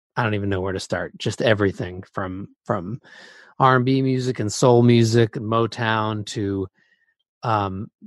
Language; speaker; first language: English; native; English